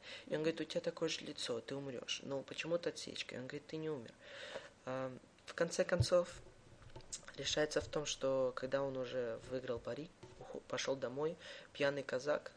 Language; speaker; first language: Russian; early bilingual, heritage; Russian